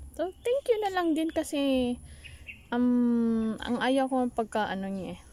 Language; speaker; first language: Filipino; non-native, local second language; Hiligaynon